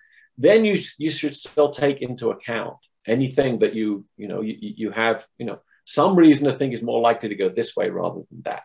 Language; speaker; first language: English; native; English